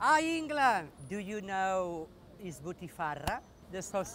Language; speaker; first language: English; non-native, learner; Catalan